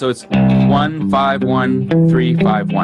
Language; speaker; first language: English; native; English